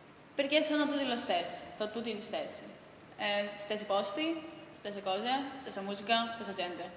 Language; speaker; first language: Italian; non-native, learner; Greek